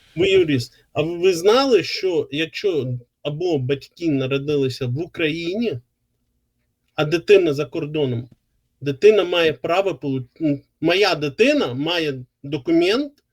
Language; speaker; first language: Ukrainian; non-native, local second language; Russian